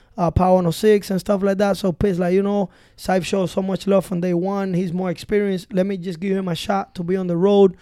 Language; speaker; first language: English; early bilingual, other home language; Spanish